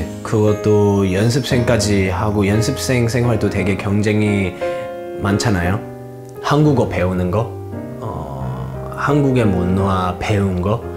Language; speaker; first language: Korean; non-native, fluent; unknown